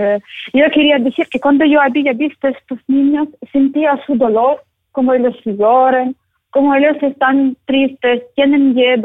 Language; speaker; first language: Spanish; non-native, learner; Ukrainian